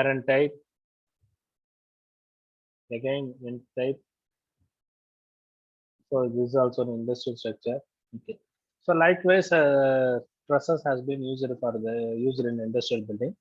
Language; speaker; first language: English; non-native, local second language; Tamil